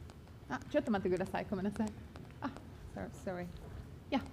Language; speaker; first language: Japanese; non-native, learner; Finnish